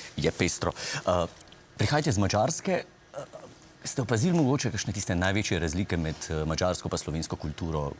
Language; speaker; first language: Slovenian; native; Slovenian